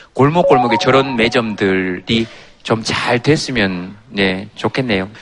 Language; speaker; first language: Korean; native; Korean